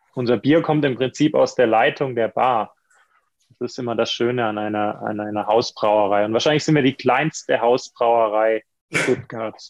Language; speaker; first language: German; native; German